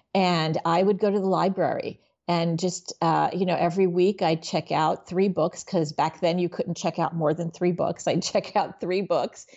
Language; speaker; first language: English; native; English